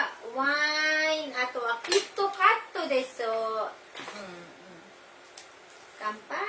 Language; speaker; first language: Japanese; non-native, learner; Filipino